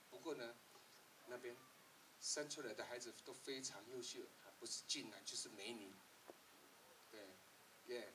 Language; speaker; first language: Chinese; native; Chinese